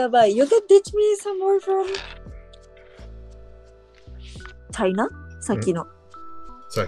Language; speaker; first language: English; non-native, learner; Indonesian